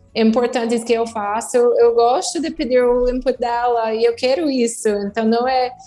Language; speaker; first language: Portuguese; non-native, fluent; English